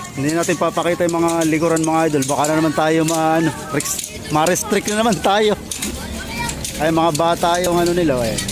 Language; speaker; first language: Filipino; native; Filipino